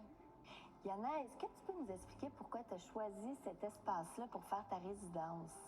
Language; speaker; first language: French; native; French